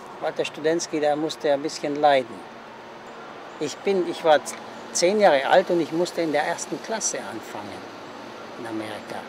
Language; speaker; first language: German; early bilingual, heritage; German